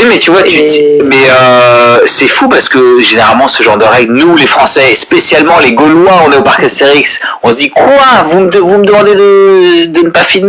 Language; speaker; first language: French; native; French